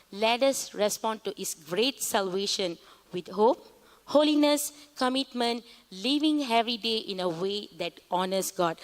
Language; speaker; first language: English; non-native, local second language; Tamil